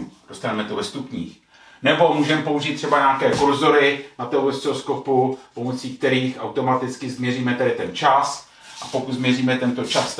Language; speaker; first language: Czech; native; Czech